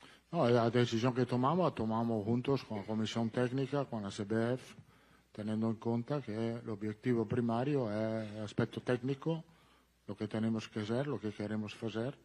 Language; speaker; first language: Portuguese; non-native, learner; Italian